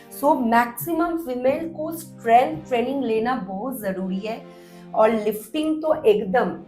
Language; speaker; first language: Hindi; non-native, local second language; Bangla